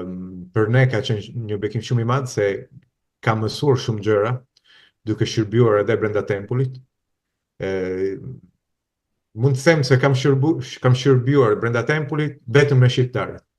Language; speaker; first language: Albanian; non-native, fluent; Italian